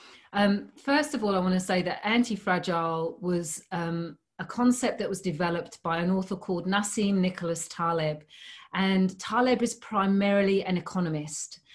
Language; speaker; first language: English; native; English